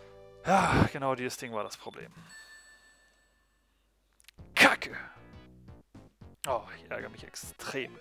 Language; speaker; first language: German; native; German